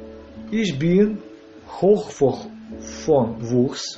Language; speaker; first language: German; non-native, learner; Russian